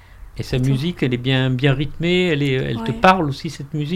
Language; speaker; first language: French; native; French